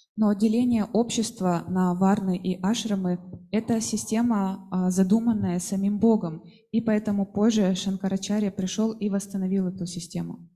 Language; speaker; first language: Russian; native; Russian